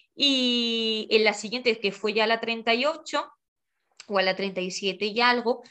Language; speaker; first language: Spanish; native; Spanish